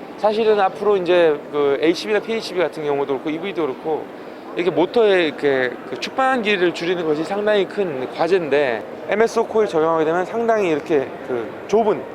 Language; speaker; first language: Korean; native; Korean